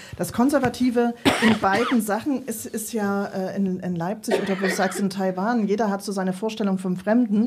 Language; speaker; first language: German; native; German